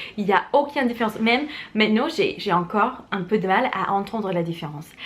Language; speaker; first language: French; non-native, fluent; English